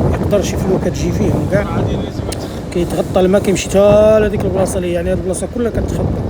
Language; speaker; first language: Arabic; native; Arabic